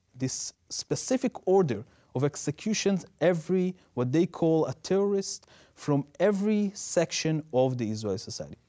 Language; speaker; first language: English; non-native, fluent; Hebrew